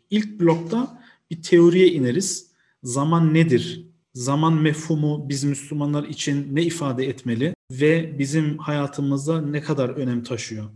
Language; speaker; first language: Turkish; early bilingual, heritage; Turkish